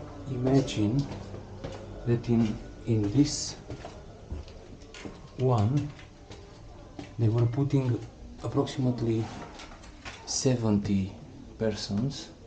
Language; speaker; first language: English; non-native, fluent; Romanian